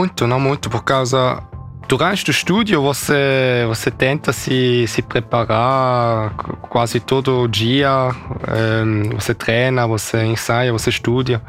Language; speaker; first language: Portuguese; early bilingual, heritage; German